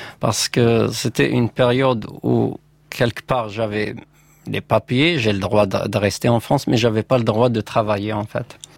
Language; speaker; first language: French; non-native, local second language; Kabyle